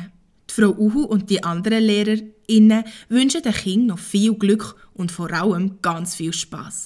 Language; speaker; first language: German; native; German